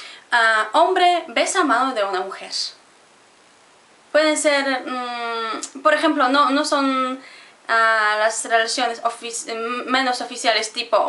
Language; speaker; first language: Spanish; non-native, fluent; Polish